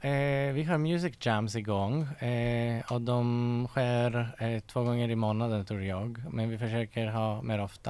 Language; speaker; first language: Swedish; non-native, fluent; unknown